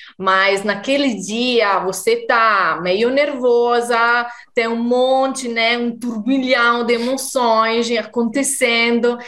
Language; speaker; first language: Portuguese; non-native, fluent; Italian